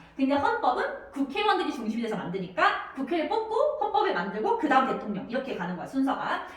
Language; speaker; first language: Korean; native; Korean